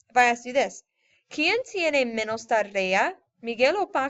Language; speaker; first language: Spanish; non-native, fluent; English